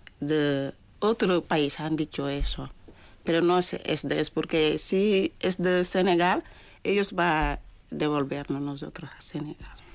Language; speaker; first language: Spanish; non-native, learner; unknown